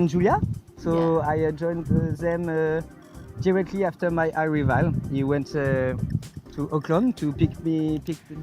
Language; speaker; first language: English; non-native, fluent; French